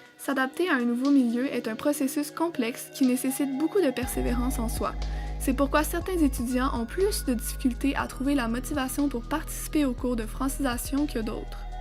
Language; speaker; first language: French; native; French